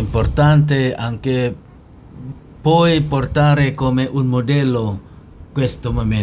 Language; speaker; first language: Italian; non-native, learner; Indonesian